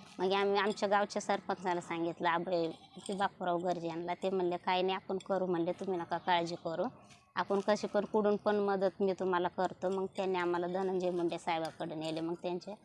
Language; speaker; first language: Marathi; native; Marathi